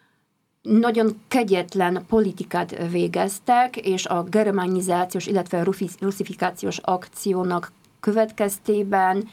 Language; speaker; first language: Hungarian; non-native, fluent; Polish